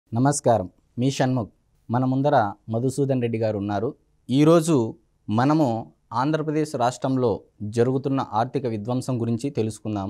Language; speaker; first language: Telugu; native; Telugu